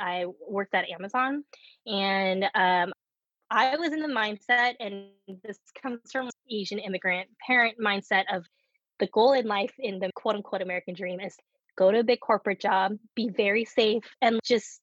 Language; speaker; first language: English; early bilingual, other home language; Korean